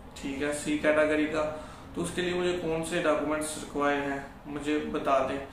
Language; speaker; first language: Urdu; non-native, local second language; Punjabi